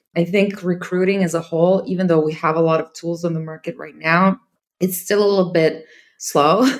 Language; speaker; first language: English; non-native, fluent; Serbian